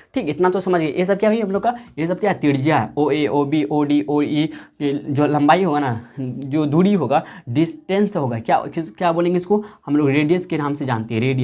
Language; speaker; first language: Hindi; native; Hindi